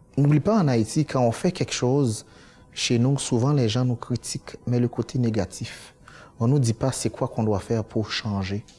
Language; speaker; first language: French; non-native, local second language; Haitian Creole